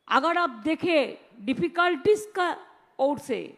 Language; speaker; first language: Hindi; non-native, local second language; Bangla